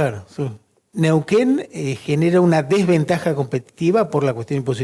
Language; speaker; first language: Spanish; native; Spanish